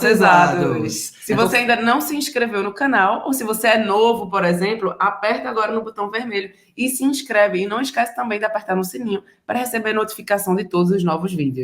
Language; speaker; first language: Portuguese; native; Portuguese